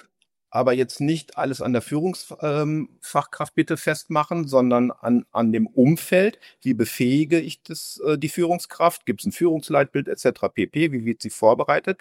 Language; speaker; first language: German; native; German